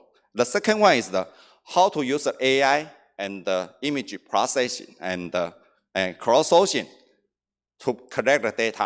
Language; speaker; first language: English; non-native, learner; Chinese